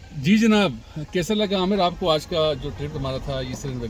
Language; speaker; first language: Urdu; non-native, local second language; Northern Hindko